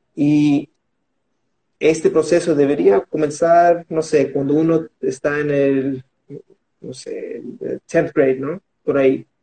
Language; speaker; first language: Spanish; early bilingual, heritage; Spanish